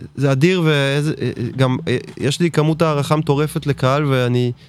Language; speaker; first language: Hebrew; native; Hebrew